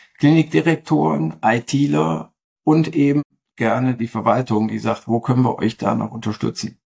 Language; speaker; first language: German; native; German